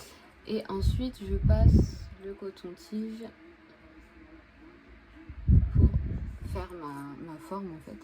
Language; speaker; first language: French; native; French